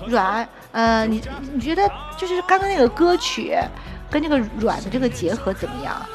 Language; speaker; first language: Chinese; native; Chinese